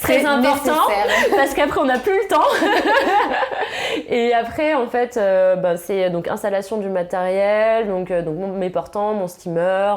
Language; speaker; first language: French; native; French